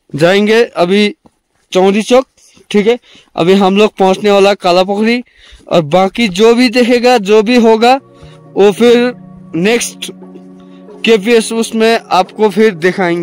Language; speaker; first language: Hindi; non-native, local second language; Nepali